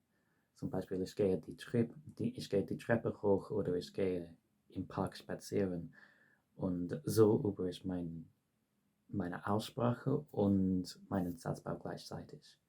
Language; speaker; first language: German; non-native, fluent; English